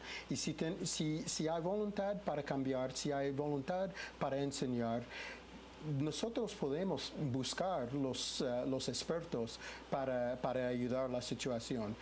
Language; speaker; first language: Spanish; non-native, fluent; English